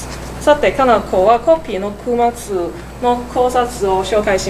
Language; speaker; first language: Japanese; non-native, learner; Cantonese